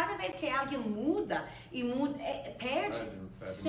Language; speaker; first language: Portuguese; non-native, fluent; Spanish